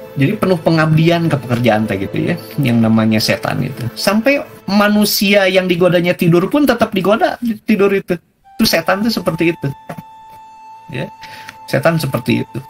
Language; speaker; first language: Indonesian; non-native, local second language; Sundanese